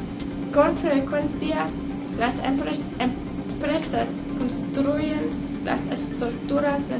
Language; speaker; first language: Spanish; non-native, learner; English